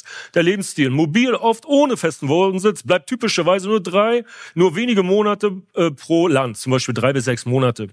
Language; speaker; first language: German; native; German